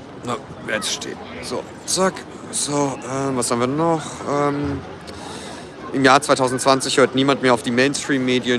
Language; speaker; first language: German; native; German